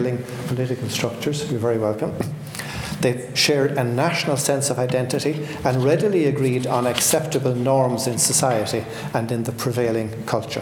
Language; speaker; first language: English; native; English